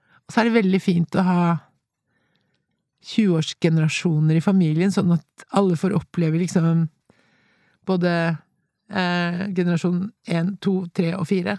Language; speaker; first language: Norwegian; native; Norwegian